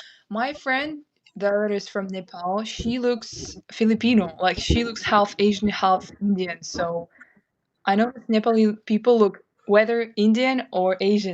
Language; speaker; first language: English; non-native, fluent; Kyrgyz